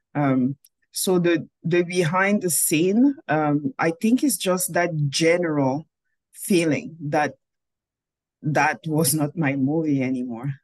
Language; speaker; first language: English; non-native, local second language; French